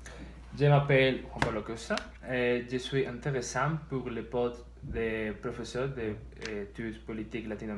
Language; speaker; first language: French; non-native, learner; Spanish